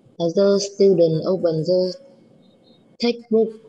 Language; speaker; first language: English; non-native, learner; Vietnamese